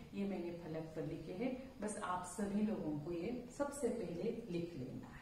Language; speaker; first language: Hindi; non-native, local second language; Marathi